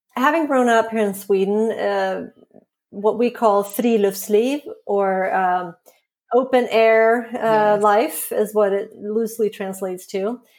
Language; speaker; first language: English; non-native, fluent; Swedish